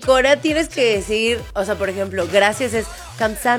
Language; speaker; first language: Spanish; native; Spanish